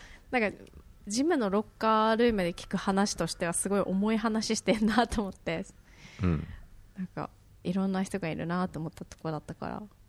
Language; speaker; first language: Japanese; native; Japanese